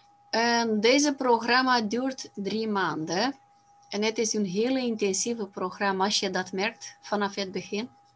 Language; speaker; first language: Dutch; non-native, fluent; Romanian